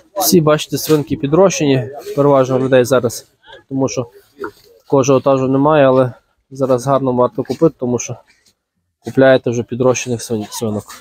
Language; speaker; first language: Ukrainian; native; Ukrainian